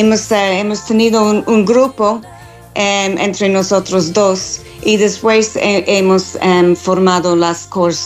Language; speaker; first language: Spanish; non-native, learner; English